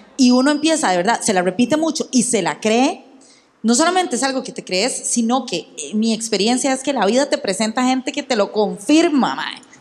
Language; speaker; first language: Spanish; native; Spanish